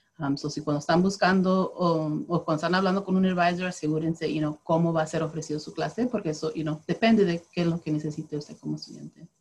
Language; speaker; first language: Spanish; early bilingual, heritage; Spanish